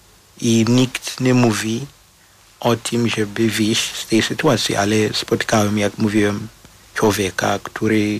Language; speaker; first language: Polish; non-native, fluent; Shona